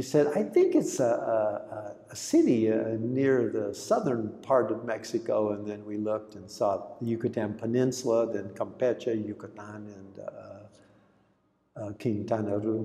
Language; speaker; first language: English; early bilingual, other home language; Greek